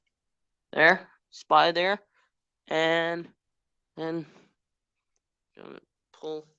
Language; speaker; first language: English; native; English